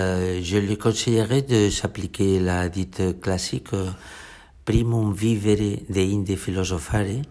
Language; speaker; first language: French; non-native, fluent; Catalan